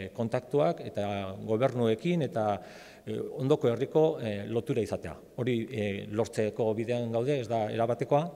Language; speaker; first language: Basque; native; Basque